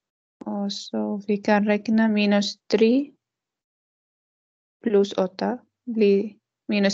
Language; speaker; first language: Swedish; non-native, learner; Arabic